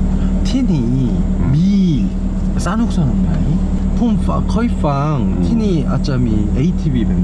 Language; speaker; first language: Thai; non-native, learner; Korean